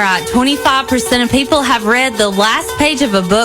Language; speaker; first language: English; native; English